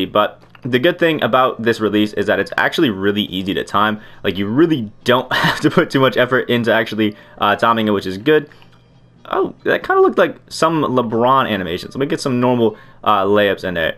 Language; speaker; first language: English; native; English